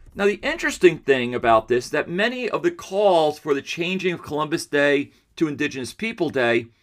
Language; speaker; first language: English; early bilingual, other home language; Italian